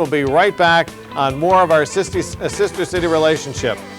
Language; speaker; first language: English; native; English